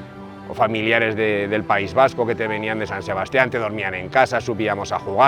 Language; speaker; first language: Spanish; native; Spanish